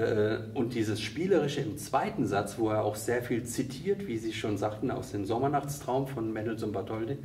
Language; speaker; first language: German; native; German